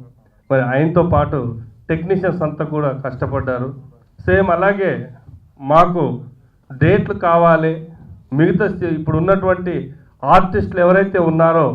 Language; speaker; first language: Telugu; native; Telugu